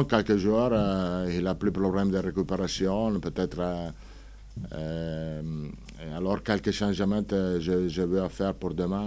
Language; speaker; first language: French; non-native, fluent; Italian